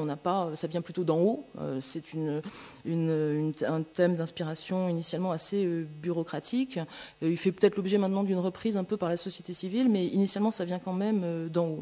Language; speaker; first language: French; native; French